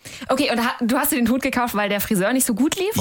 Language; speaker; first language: German; native; German